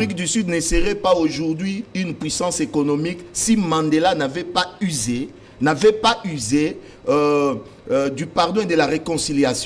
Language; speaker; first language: French; non-native, local second language; Lingala